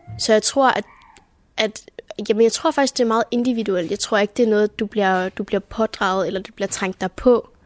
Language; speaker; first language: Danish; early bilingual, heritage; Danish